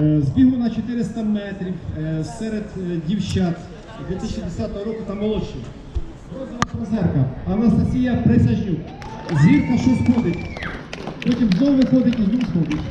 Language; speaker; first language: Ukrainian; native; Ukrainian